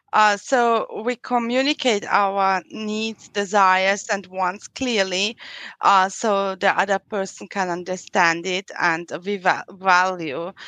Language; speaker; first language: English; non-native, fluent; German